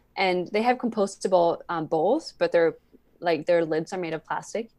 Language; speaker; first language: English; non-native, fluent; Swedish